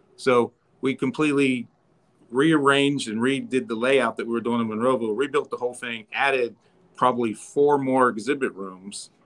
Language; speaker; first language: English; native; English